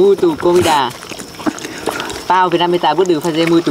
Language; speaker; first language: Portuguese; non-native, learner; Vietnamese